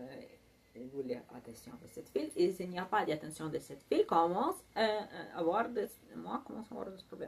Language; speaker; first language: French; non-native, learner; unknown